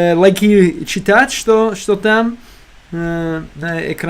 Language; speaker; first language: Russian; non-native, learner; English